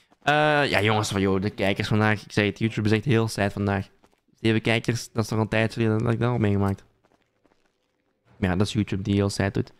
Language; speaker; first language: Dutch; native; Dutch